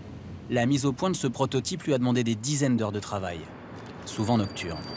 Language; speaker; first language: French; native; French